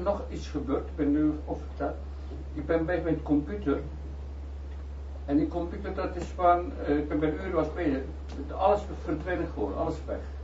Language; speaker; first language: Dutch; non-native, learner; Turkish